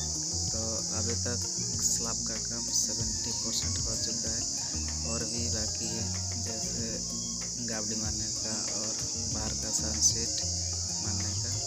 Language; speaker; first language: Hindi; non-native, local second language; Odia